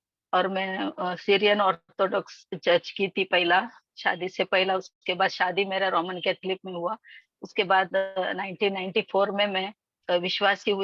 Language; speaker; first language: Hindi; non-native, local second language; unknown